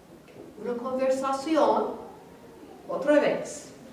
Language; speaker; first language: Spanish; non-native, fluent; English